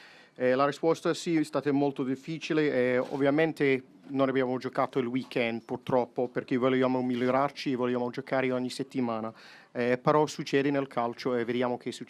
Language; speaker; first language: Italian; non-native, fluent; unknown